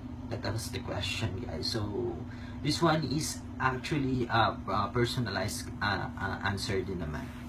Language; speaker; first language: English; non-native, local second language; Filipino